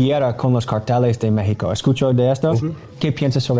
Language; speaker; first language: Spanish; non-native, learner; English